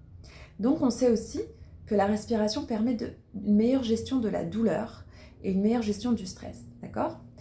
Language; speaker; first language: French; native; French